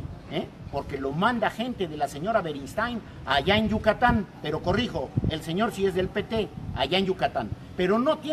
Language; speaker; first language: Spanish; native; Spanish